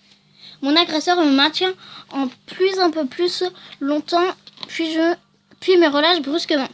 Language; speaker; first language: French; native; French